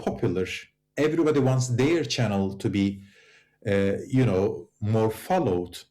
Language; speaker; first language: English; non-native, fluent; Turkish